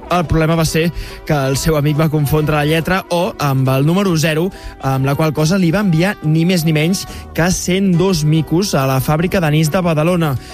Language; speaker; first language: Catalan; native; Catalan